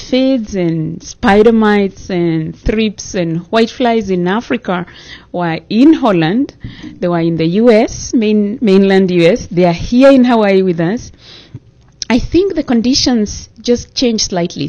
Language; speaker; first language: English; non-native, local second language; Kikuyu